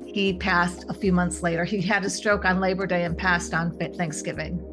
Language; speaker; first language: English; native; English